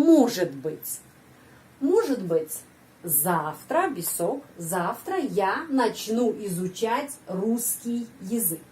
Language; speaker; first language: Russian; non-native, fluent; Indonesian